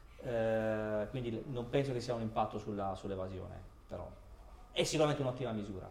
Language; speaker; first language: Italian; native; Italian